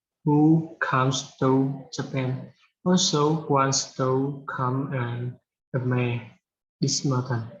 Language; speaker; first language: English; non-native, learner; Vietnamese